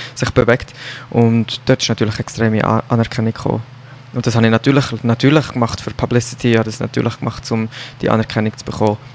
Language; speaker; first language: German; native; German